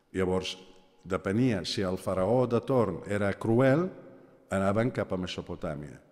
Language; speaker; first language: Catalan; non-native, fluent; Aramaic